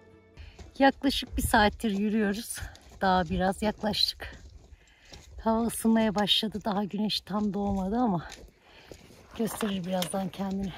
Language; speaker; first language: Turkish; native; Turkish